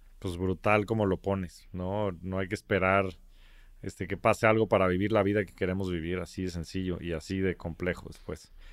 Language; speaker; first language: Spanish; native; Spanish